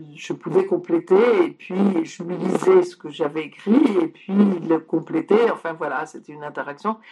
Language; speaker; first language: French; early bilingual, other home language; Polish